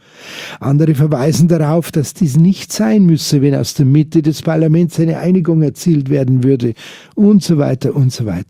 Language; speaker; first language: German; native; German